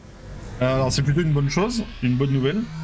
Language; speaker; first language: French; native; French